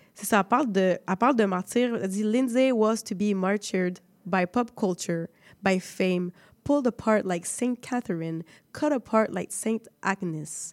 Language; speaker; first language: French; early bilingual, other home language; Spanish